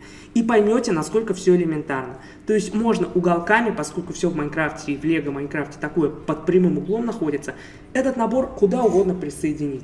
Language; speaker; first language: Russian; native; Russian